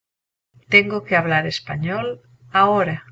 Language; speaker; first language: Spanish; non-native, learner; English